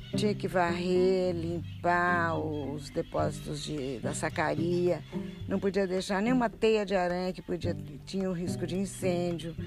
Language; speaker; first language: Portuguese; native; Portuguese